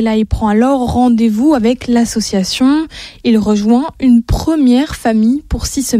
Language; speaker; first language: French; native; French